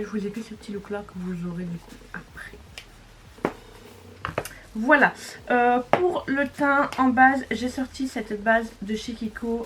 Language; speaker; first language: French; native; French